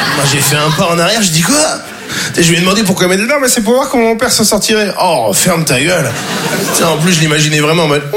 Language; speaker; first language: French; native; French